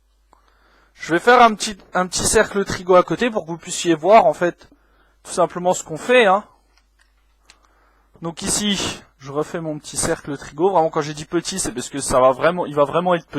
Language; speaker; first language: French; native; French